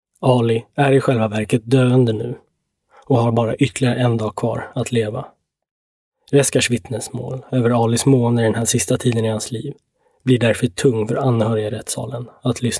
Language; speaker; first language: Swedish; native; Swedish